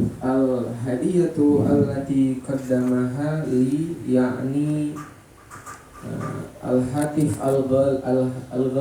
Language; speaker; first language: Arabic; non-native, learner; Indonesian